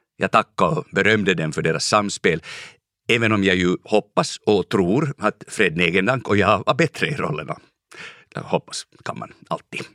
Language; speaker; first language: Swedish; native; Swedish